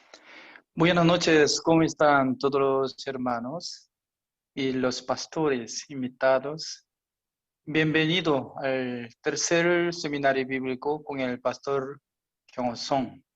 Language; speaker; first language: Spanish; non-native, fluent; Korean